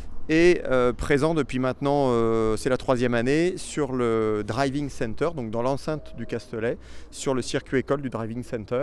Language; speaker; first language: French; native; French